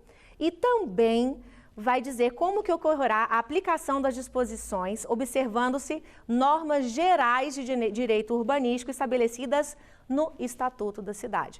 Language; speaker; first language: Portuguese; native; Portuguese